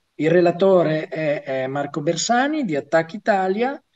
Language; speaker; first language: Italian; native; Italian